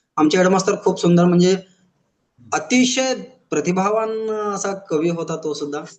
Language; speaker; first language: Marathi; non-native, local second language; Telugu